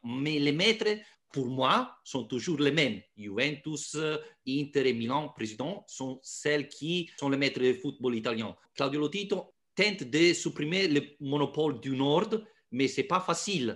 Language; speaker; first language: French; non-native, fluent; Italian